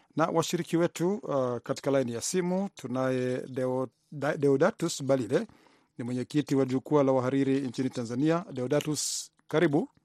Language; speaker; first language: Swahili; non-native, local second language; Rundi